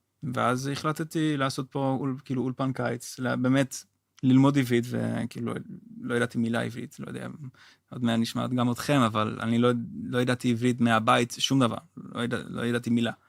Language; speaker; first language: Hebrew; non-native, fluent; Dutch